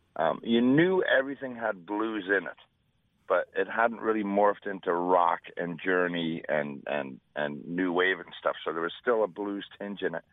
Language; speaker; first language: English; native; English